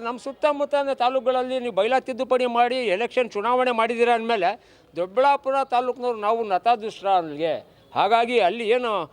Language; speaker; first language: Kannada; non-native, local second language; Urdu